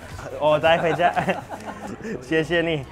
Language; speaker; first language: Chinese; non-native, learner; English